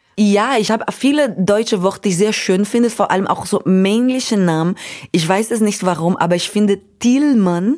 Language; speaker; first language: German; non-native, fluent; Portuguese